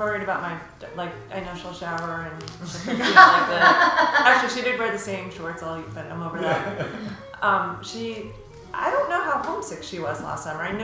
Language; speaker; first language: English; native; English